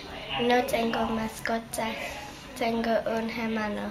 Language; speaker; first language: Spanish; non-native, learner; English